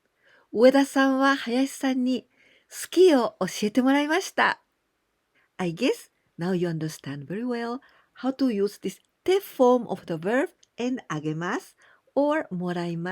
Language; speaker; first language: Japanese; non-native, fluent; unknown